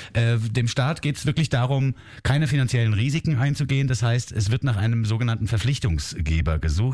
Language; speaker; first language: German; native; German